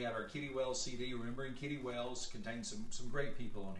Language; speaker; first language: English; native; English